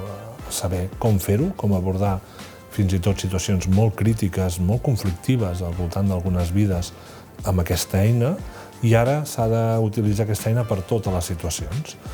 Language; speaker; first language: Catalan; native; Catalan